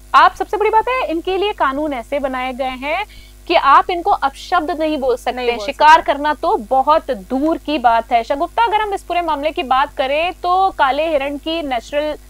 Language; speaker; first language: Hindi; native; Hindi